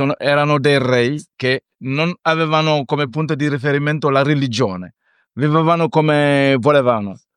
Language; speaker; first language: Italian; non-native, fluent; Wolof